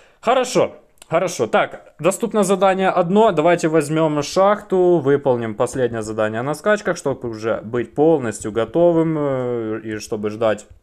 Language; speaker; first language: Russian; native; Russian